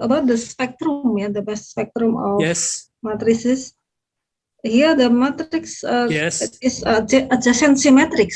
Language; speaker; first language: English; non-native, fluent; Indonesian